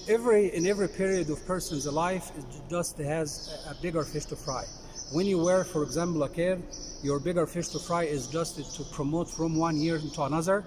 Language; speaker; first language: English; non-native, fluent; Arabic